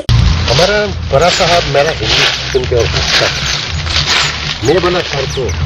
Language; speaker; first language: Hindi; non-native, local second language; Assamese